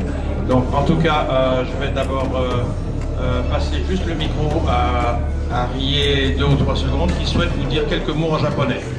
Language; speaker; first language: French; native; French